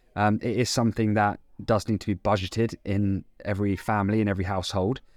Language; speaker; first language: English; native; English